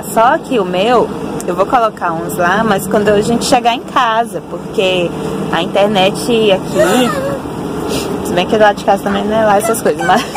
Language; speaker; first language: Portuguese; native; Portuguese